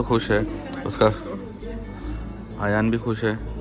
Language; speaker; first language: Hindi; native; Hindi